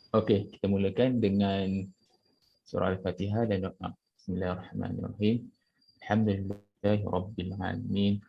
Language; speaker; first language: Malay; native; Malay